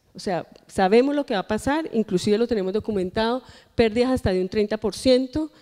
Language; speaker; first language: Spanish; native; Spanish